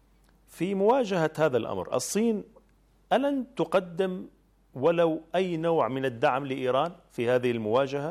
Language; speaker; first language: Arabic; native; Arabic